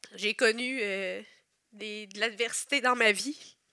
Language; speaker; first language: French; native; French